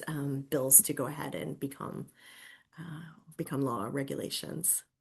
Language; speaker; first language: English; native; English